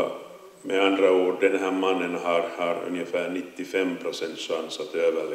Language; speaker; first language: Swedish; non-native, local second language; Finnish